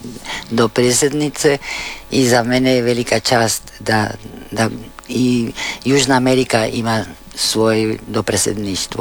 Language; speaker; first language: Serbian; early bilingual, heritage; Spanish